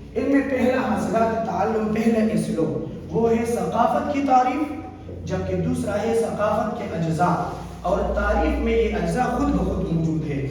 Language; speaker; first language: Urdu; non-native, local second language; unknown